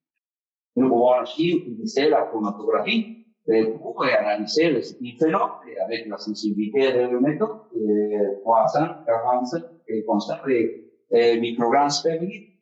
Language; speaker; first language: French; non-native, fluent; Spanish